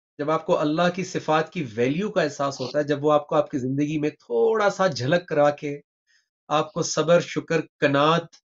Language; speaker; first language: Urdu; native; Urdu